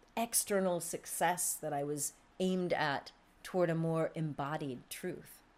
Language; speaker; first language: English; native; English